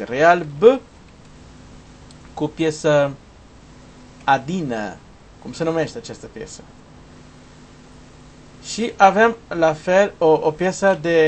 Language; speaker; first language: Romanian; non-native, learner; Portuguese